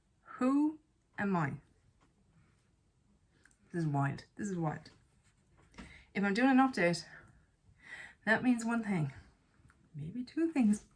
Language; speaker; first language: English; native; English